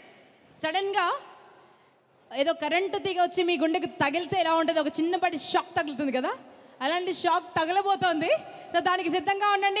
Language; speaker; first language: Telugu; native; Telugu